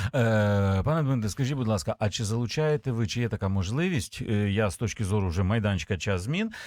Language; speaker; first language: Ukrainian; native; Ukrainian